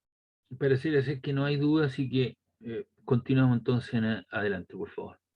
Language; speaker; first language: Spanish; native; Spanish